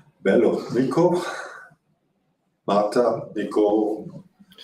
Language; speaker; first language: Italian; non-native, fluent; French